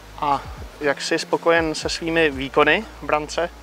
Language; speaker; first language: Czech; native; Czech